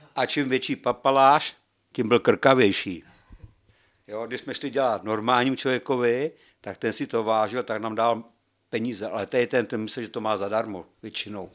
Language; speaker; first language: Czech; native; Czech